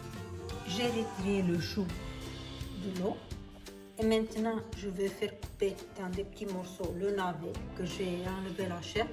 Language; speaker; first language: French; non-native, fluent; Romanian